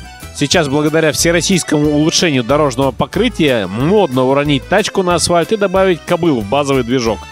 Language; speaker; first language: Russian; native; Russian